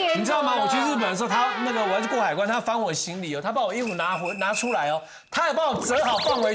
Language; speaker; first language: Chinese; native; Chinese